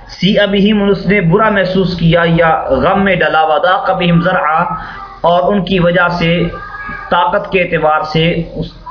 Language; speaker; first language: Urdu; non-native, local second language; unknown